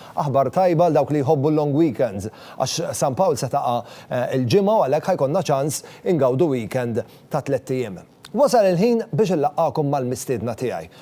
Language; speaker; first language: Maltese; native; Maltese